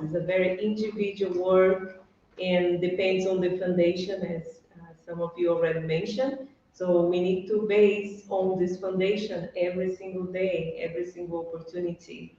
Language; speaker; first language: English; non-native, fluent; Portuguese